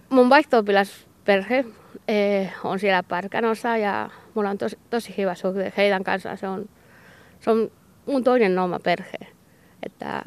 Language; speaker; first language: Finnish; non-native, learner; Basque